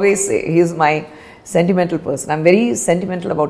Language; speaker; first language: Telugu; non-native, fluent; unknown